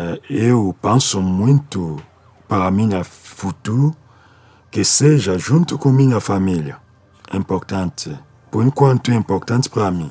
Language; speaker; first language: Portuguese; non-native, learner; Lingala